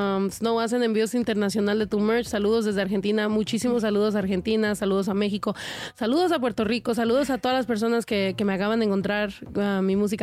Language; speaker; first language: Spanish; early bilingual, heritage; Spanish